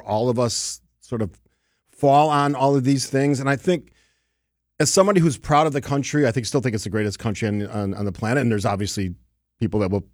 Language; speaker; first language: English; native; English